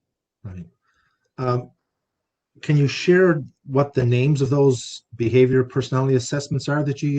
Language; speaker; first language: English; native; English